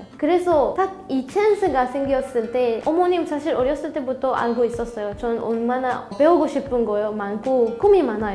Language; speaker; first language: Korean; non-native, fluent; Arabic